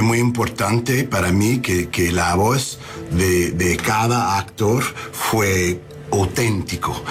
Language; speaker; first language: Spanish; non-native, learner; English